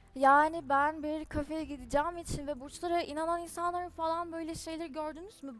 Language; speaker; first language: Turkish; non-native, fluent; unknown